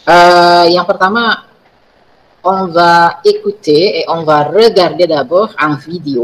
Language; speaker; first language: French; non-native, fluent; Indonesian